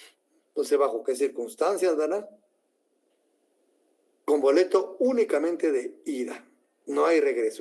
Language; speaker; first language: Spanish; native; Spanish